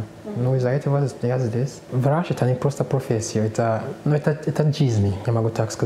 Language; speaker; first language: Russian; non-native, fluent; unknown